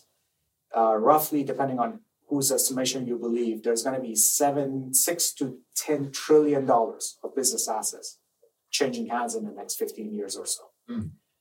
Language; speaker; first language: English; non-native, fluent; Persian